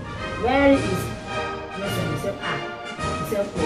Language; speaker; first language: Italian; non-native, learner; Nigerian Pidgin